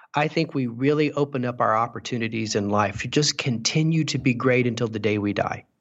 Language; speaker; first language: English; native; English